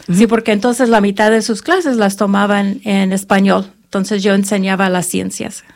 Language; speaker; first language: Spanish; early bilingual, other home language; English